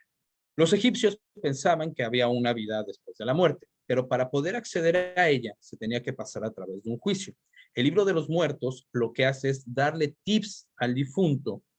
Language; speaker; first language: Spanish; native; Spanish